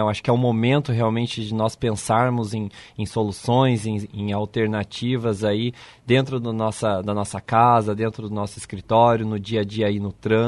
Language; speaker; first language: Portuguese; native; Portuguese